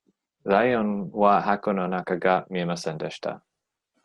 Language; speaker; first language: Japanese; non-native, learner; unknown